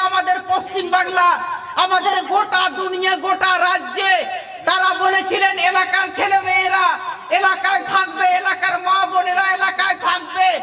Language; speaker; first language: Bangla; non-native, local second language; Santali